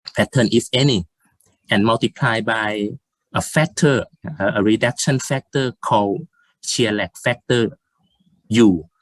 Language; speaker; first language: English; non-native, fluent; Thai